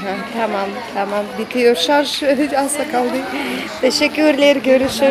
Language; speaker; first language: Turkish; non-native, learner; Russian